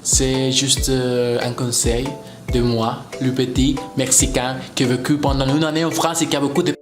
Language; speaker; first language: French; non-native, fluent; Spanish